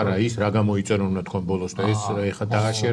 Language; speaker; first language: Georgian; native; Georgian